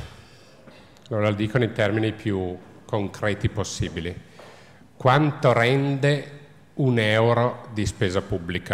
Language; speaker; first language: Italian; native; Italian